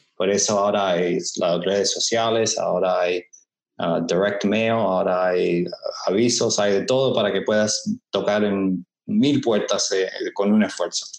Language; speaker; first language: Spanish; early bilingual, heritage; Spanish